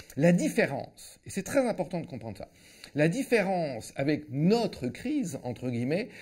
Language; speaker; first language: French; native; French